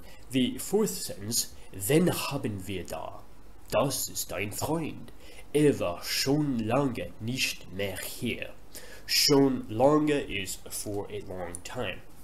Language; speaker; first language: German; non-native, fluent; English